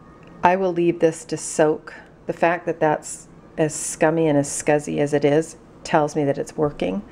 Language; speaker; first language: English; native; English